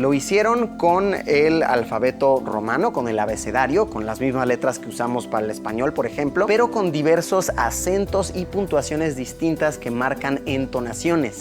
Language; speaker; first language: Spanish; native; Spanish